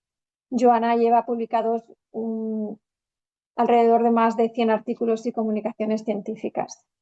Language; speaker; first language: Spanish; native; Spanish